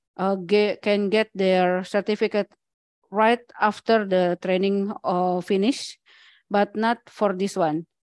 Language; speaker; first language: English; non-native, learner; Indonesian